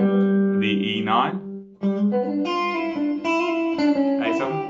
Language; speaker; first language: English; native; English